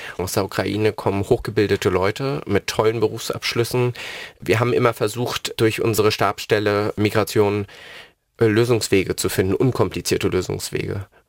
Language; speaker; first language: German; native; German